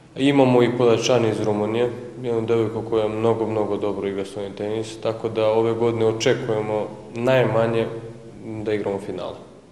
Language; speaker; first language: Croatian; non-native, local second language; Romanian